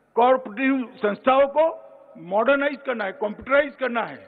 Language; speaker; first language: Hindi; non-native, local second language; Gujarati